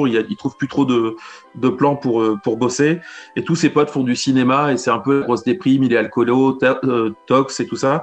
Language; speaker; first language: French; native; French